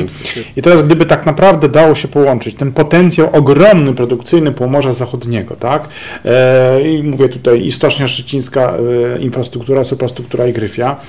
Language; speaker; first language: Polish; native; Polish